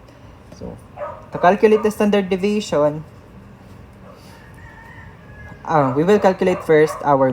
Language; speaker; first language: English; non-native, local second language; Cebuano